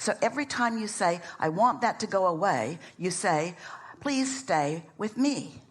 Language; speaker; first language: English; native; English